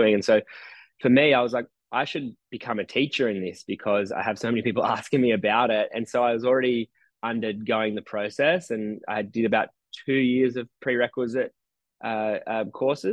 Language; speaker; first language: English; native; English